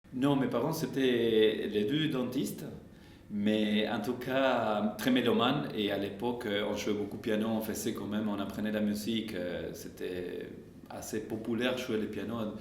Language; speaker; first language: French; non-native, fluent; Spanish